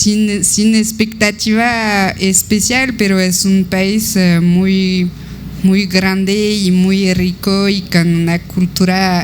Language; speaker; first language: Spanish; non-native, fluent; French